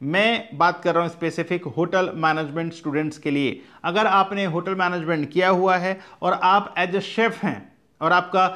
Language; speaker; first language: Hindi; native; Hindi